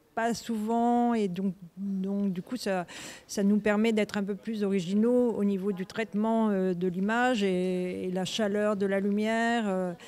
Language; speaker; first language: French; native; French